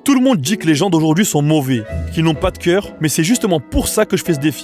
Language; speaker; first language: French; native; French